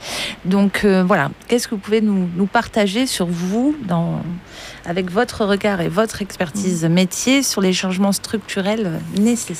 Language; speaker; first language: French; native; French